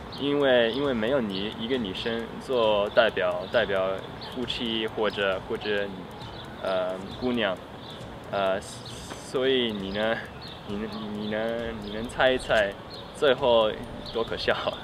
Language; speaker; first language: Chinese; early bilingual, heritage; Chinese